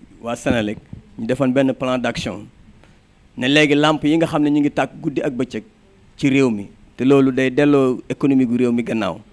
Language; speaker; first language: Wolof; native; Wolof